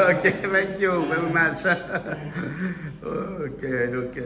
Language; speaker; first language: English; non-native, learner; French